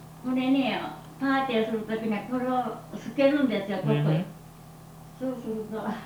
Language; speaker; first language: Japanese; native; Japanese